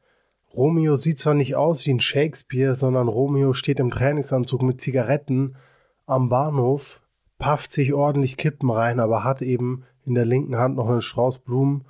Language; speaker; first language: German; native; German